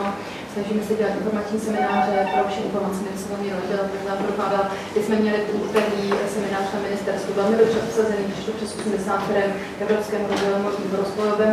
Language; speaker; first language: Czech; native; Czech